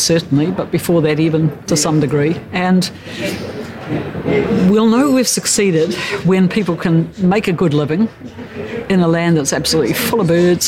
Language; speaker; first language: English; native; English